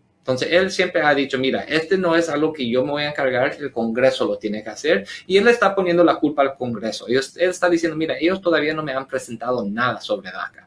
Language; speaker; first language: Spanish; early bilingual, heritage; Spanish